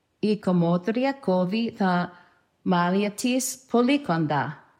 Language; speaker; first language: Greek; non-native, learner; English